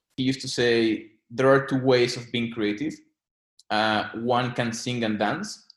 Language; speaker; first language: English; non-native, fluent; Spanish